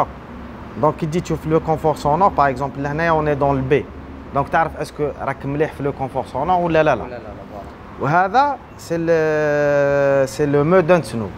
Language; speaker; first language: French; non-native, local second language; Arabic